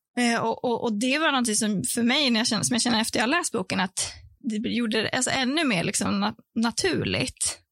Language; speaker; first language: Swedish; native; Swedish